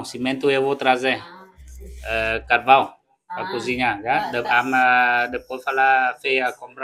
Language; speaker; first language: Portuguese; non-native, learner; Vietnamese